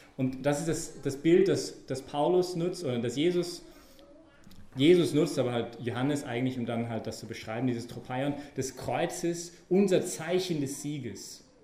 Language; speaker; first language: German; non-native, fluent; English